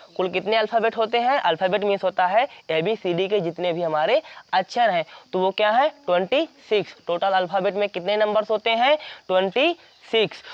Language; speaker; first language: Hindi; native; Hindi